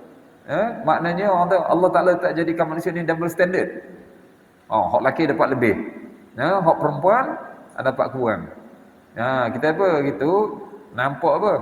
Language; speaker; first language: Malay; native; Malay